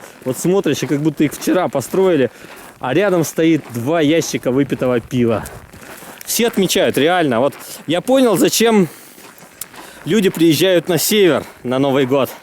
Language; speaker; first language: Russian; native; Russian